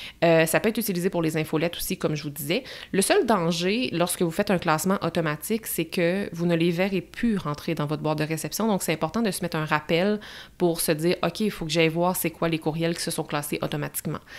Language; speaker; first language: French; native; French